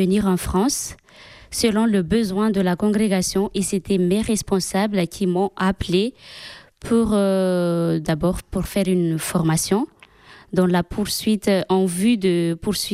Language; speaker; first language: French; non-native, local second language; Malagasy